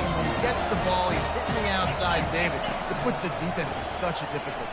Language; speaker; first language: English; native; English